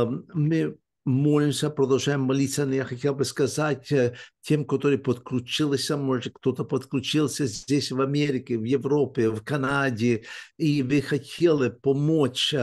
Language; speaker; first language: Russian; early bilingual, heritage; English